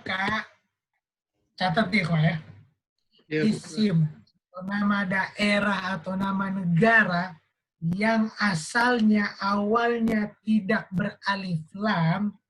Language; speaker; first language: Indonesian; native; Indonesian